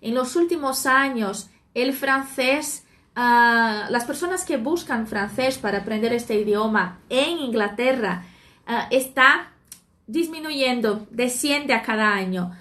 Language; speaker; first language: Spanish; non-native, fluent; Portuguese